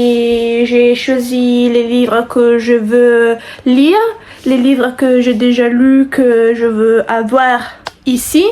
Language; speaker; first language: French; non-native, fluent; Italian